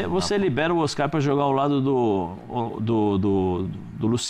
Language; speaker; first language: Portuguese; native; Portuguese